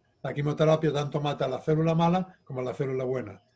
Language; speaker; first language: Spanish; native; Spanish